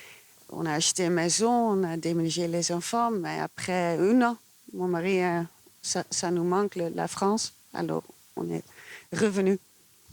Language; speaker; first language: French; non-native, fluent; Dutch